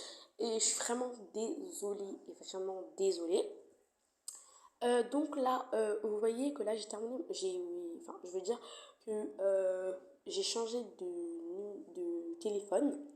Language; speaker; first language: French; native; French